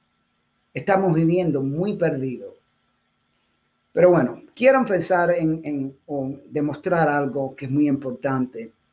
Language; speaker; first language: Spanish; early bilingual, heritage; Spanish